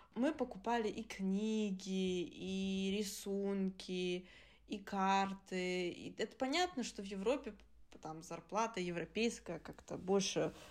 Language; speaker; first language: Russian; early bilingual, other home language; Adyghe